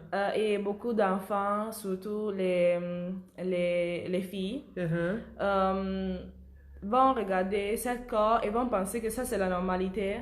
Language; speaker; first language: French; non-native, learner; Italian